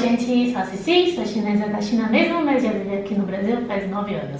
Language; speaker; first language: Portuguese; non-native, fluent; Chinese